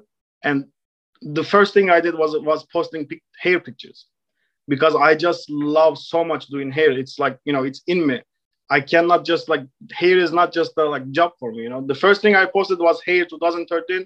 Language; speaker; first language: English; non-native, fluent; Turkish